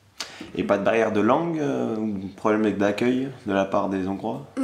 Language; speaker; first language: French; native; French